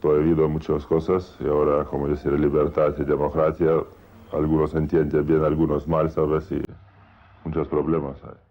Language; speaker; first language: Spanish; non-native, learner; Lithuanian